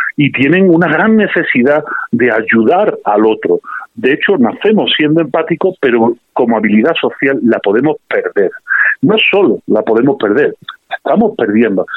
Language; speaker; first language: Spanish; native; Spanish